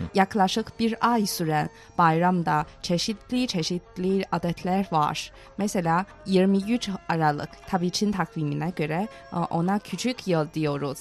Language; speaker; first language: Turkish; non-native, fluent; Chinese